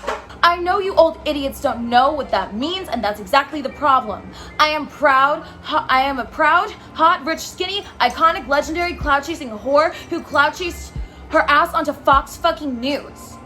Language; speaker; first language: English; native; English